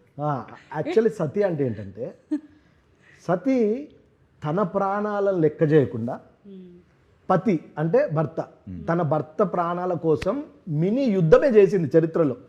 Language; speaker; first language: Telugu; native; Telugu